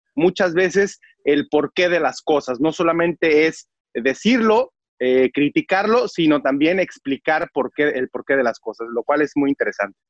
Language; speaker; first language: Spanish; native; Spanish